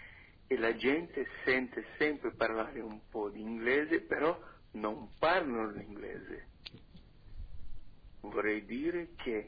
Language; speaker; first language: Italian; non-native, fluent; Portuguese